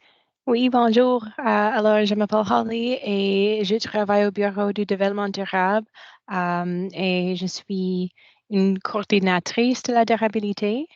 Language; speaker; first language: French; non-native, local second language; English